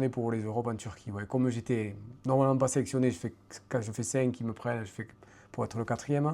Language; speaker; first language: French; native; French